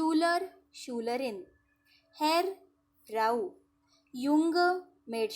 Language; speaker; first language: German; non-native, fluent; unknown